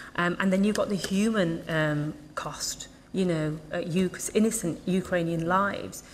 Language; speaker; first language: English; native; English